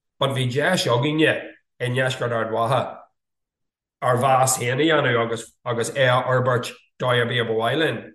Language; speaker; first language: Irish; non-native, fluent; English